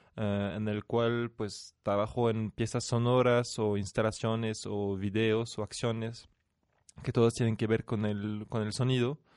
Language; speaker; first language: Spanish; non-native, fluent; French